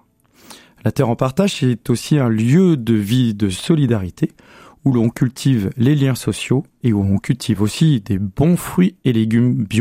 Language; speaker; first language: French; native; French